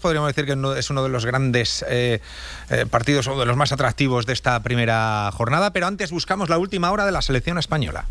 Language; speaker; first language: Spanish; native; Spanish